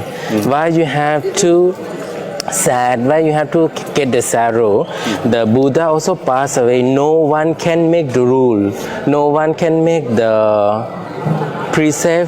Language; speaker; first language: English; non-native, fluent; Lao